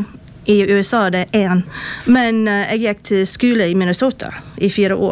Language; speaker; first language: Swedish; non-native, fluent; English